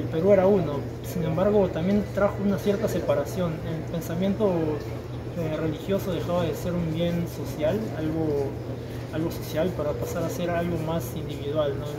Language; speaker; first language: Spanish; native; Spanish